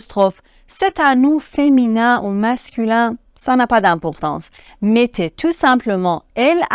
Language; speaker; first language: French; non-native, fluent; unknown